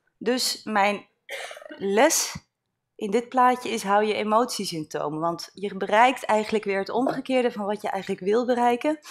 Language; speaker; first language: Dutch; native; Dutch